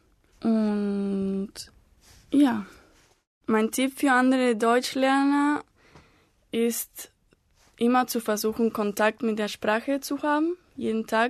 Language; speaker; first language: German; non-native, learner; Spanish